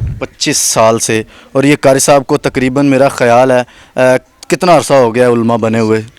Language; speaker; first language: Urdu; non-native, local second language; Punjabi